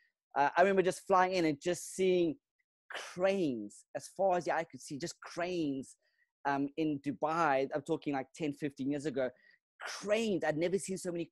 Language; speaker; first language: English; non-native, local second language; Kabuverdianu